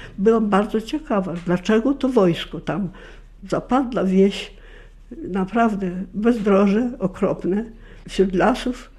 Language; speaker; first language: Polish; native; Polish